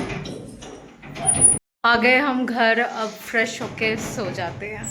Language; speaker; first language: Hindi; non-native, local second language; Bangla